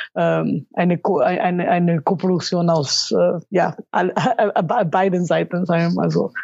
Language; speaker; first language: German; non-native, fluent; Spanish